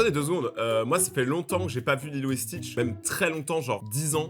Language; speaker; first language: French; native; French